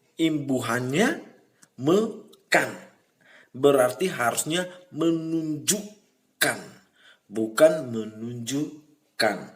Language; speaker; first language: Indonesian; native; Indonesian